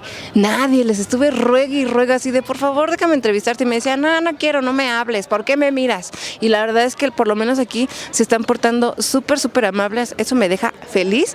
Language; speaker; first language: Spanish; native; Spanish